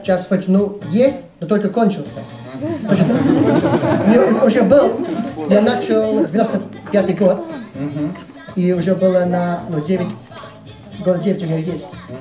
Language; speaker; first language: Russian; early bilingual, heritage; English